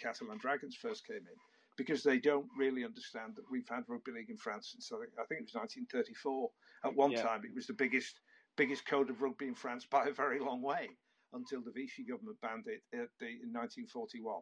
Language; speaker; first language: English; native; English